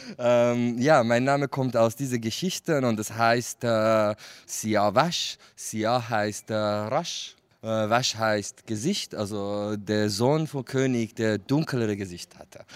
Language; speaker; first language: German; non-native, fluent; Kurdish